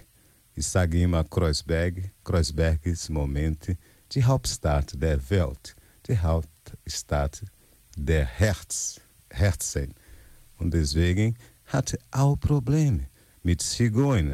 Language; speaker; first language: German; non-native, learner; Portuguese